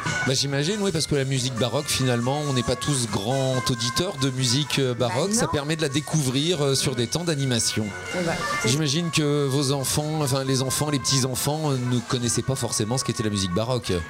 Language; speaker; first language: French; native; French